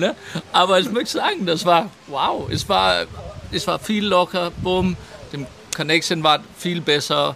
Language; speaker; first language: German; non-native, learner; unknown